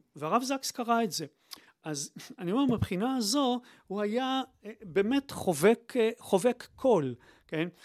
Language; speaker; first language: Hebrew; native; Hebrew